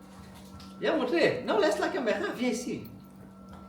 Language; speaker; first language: French; non-native, fluent; Portuguese